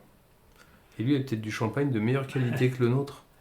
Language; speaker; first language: French; native; French